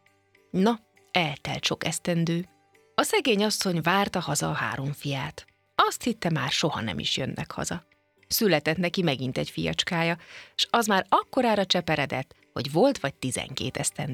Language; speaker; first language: Hungarian; native; Hungarian